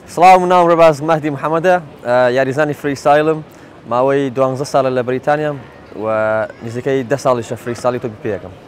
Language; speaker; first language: Central Kurdish; native; Central Kurdish